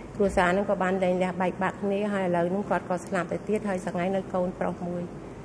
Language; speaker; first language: Khmer; native; Khmer